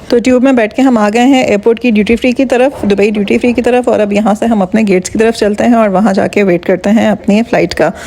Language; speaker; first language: Urdu; native; Urdu